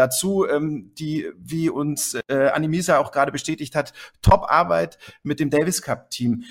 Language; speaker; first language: German; native; German